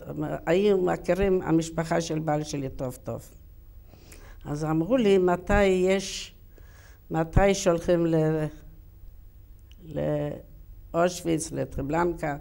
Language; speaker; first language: Hebrew; non-native, learner; Yiddish